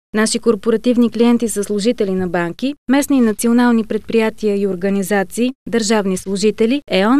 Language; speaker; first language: Bulgarian; native; Bulgarian